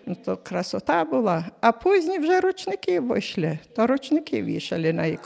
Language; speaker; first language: Ukrainian; native; Ukrainian